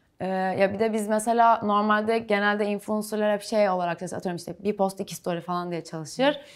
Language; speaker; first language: Turkish; native; Turkish